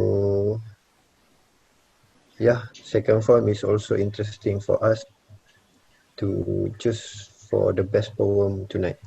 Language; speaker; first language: English; non-native, learner; Malay